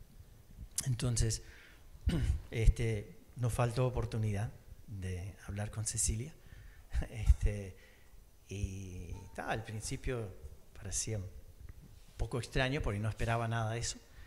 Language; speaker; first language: Spanish; early bilingual, other home language; English